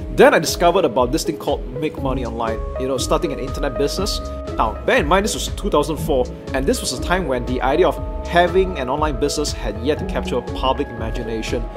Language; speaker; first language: English; non-native, local second language; Chinese